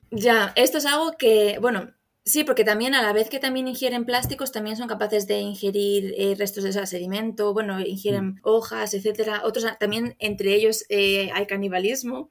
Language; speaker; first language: Spanish; native; Spanish